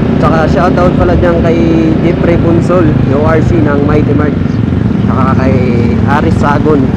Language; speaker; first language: Filipino; non-native, local second language; Hiligaynon